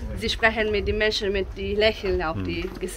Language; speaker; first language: German; non-native, learner; Bosnian